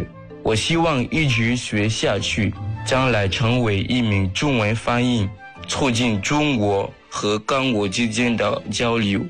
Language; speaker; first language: Chinese; non-native, fluent; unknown